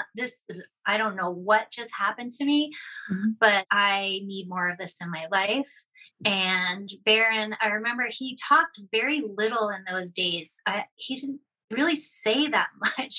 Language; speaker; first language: English; native; English